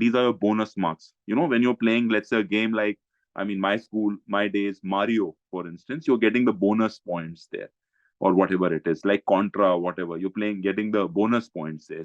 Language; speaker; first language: English; non-native, local second language; Hindi